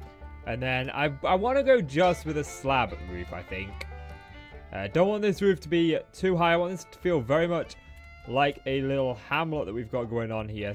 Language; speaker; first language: English; native; English